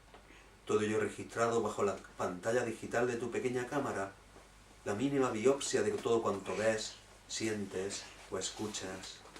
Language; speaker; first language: Spanish; native; Spanish